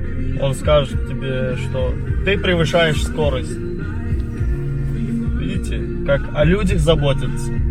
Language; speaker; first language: Russian; non-native, fluent; Turkmen